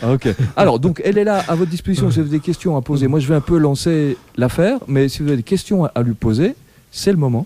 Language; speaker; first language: French; native; French